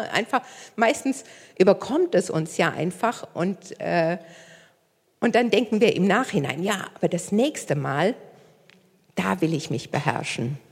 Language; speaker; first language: German; native; German